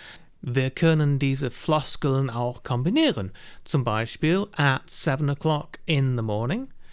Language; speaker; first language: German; non-native, fluent; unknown